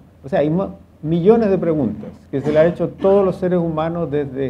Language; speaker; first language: Spanish; native; Spanish